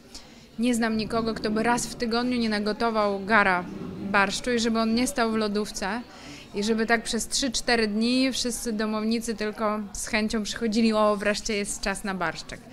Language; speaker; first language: Polish; non-native, fluent; Ukrainian